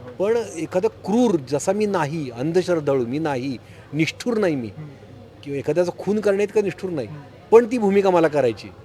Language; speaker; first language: Marathi; native; Marathi